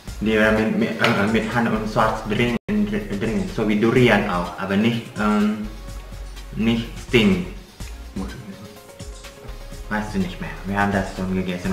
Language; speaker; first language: German; non-native, learner; Indonesian